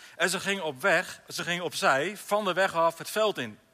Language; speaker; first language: Dutch; native; Dutch